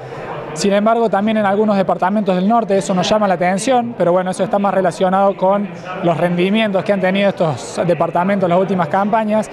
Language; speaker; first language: Spanish; native; Spanish